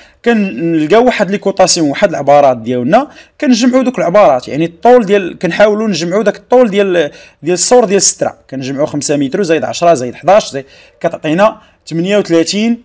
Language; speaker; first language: Arabic; native; Arabic